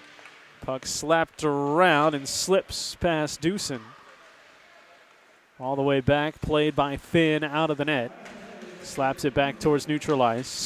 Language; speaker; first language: English; native; English